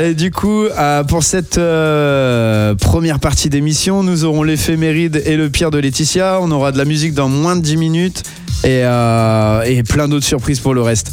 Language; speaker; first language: French; native; French